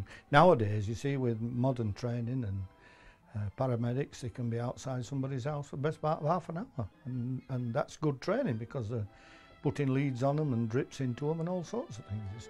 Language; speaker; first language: English; native; English